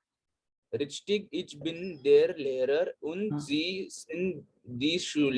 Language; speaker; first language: German; non-native, learner; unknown